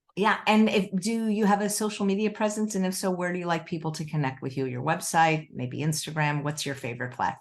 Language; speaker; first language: English; native; English